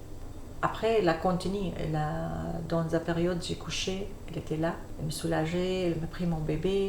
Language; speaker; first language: French; non-native, learner; Arabic